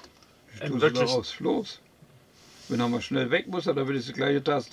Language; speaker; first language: German; native; German